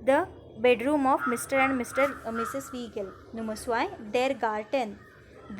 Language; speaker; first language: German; non-native, fluent; Marathi